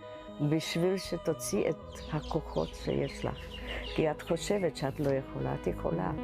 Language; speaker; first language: Hebrew; non-native, fluent; Czech